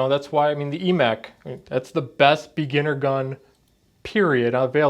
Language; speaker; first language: English; native; English